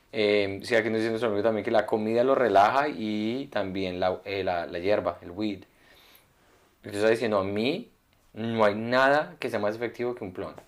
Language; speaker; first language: Spanish; native; Spanish